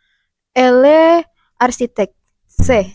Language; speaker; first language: French; non-native, learner; Indonesian